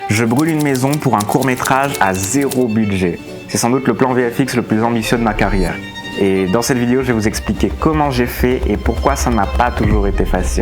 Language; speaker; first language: French; native; French